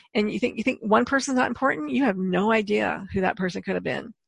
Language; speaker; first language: English; native; English